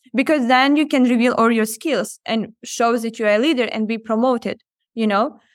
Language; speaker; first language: English; non-native, fluent; Ukrainian